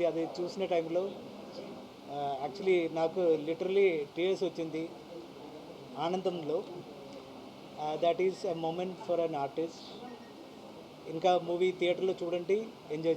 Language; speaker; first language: Telugu; non-native, learner; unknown